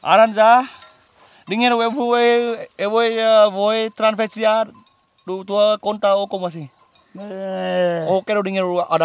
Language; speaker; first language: Portuguese; non-native, learner; Vietnamese